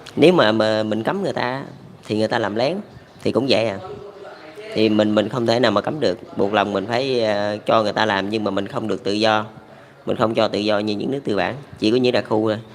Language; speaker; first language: Vietnamese; native; Vietnamese